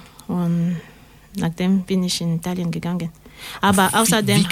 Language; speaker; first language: German; non-native, learner; French